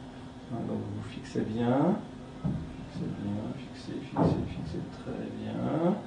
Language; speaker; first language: French; native; French